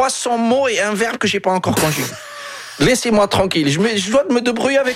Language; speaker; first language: French; non-native, local second language; Arabic